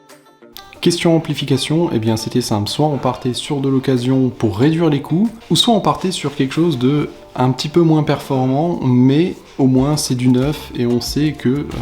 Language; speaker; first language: French; native; French